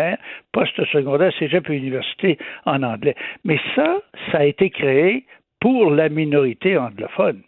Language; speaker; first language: French; native; French